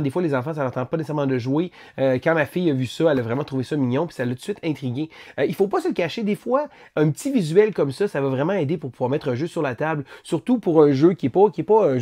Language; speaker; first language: French; native; French